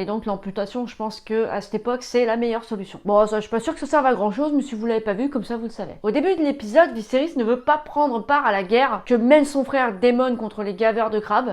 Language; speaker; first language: French; native; French